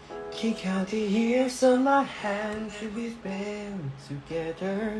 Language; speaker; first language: English; non-native, learner; Thai